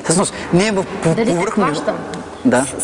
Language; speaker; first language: Bulgarian; non-native, fluent; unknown